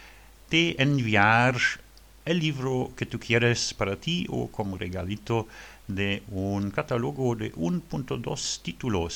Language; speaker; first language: Spanish; non-native, learner; French